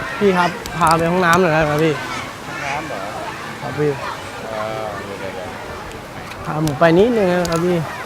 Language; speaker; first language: Thai; native; Thai